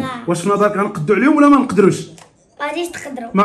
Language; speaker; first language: Arabic; native; Arabic